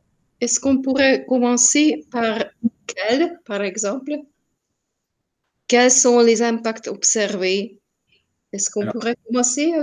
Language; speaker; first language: French; non-native, learner; Hungarian